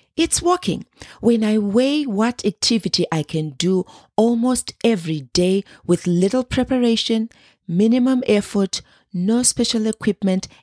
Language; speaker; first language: English; non-native, local second language; Shona